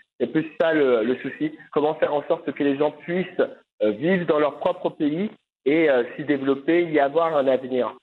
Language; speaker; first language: French; native; French